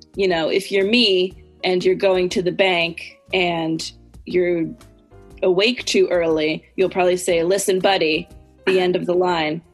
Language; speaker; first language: English; native; English